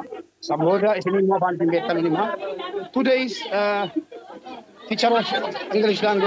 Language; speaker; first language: English; non-native, learner; Oromo